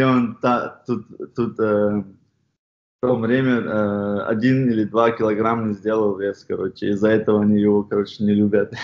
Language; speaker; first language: Russian; non-native, fluent; Chechen